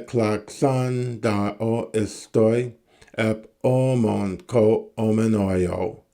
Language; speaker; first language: Greek; non-native, fluent; English